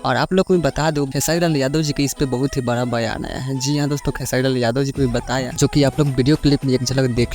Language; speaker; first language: Hindi; non-native, local second language; Bhojpuri